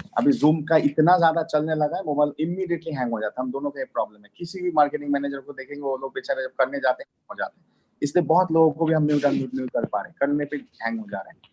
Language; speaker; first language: Hindi; non-native, local second language; Bangla